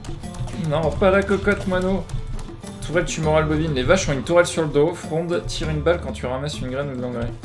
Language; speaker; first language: French; native; French